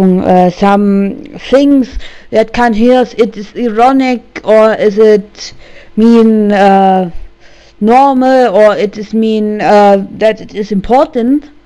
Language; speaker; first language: English; non-native, learner; German